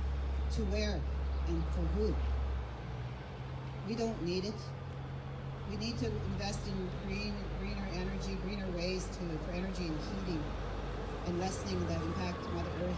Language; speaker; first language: English; native; English